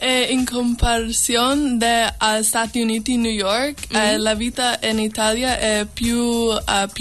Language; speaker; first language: Italian; non-native, learner; English